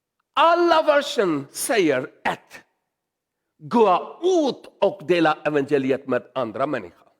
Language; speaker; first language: Swedish; non-native, learner; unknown